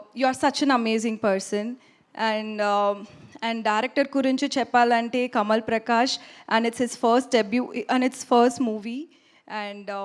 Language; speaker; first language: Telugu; non-native, local second language; Tamil